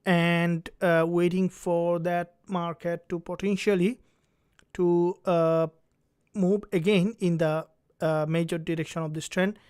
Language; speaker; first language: English; non-native, fluent; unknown